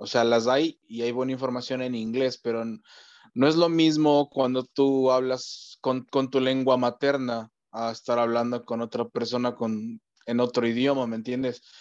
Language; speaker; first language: Spanish; native; Spanish